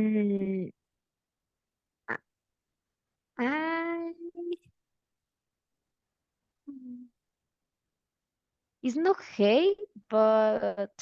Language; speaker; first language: English; non-native, learner; Spanish